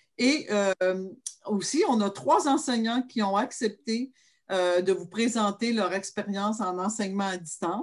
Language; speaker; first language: French; native; French